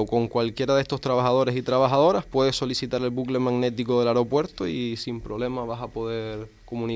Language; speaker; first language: Spanish; native; Spanish